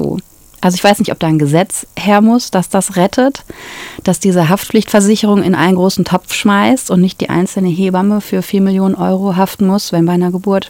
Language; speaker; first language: German; native; German